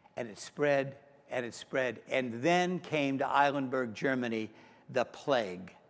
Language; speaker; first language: English; native; English